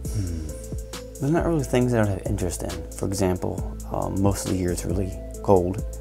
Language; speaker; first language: English; native; English